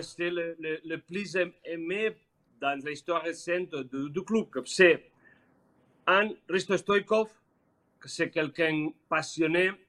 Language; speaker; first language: French; non-native, learner; Spanish